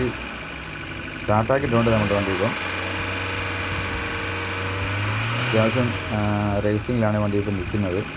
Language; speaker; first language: Malayalam; native; Malayalam